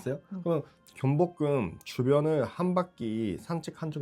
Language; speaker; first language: Korean; non-native, fluent; Japanese